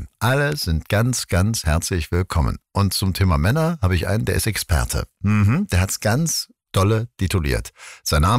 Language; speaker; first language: German; native; German